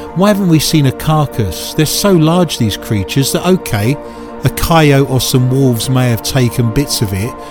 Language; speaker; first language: English; native; English